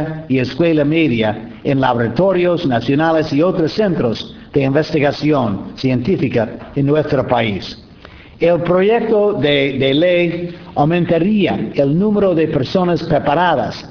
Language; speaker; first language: Spanish; non-native, fluent; English